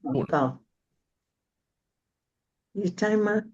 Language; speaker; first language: Chinese; non-native, learner; Indonesian